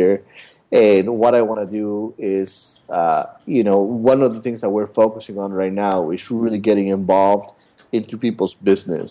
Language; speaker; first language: English; native; English